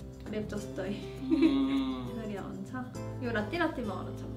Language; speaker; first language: Nepali; non-native, fluent; Korean